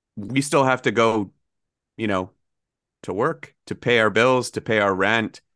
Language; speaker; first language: English; native; English